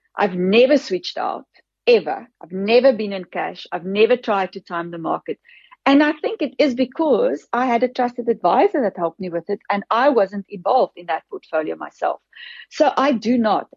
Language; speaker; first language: English; non-native, local second language; Afrikaans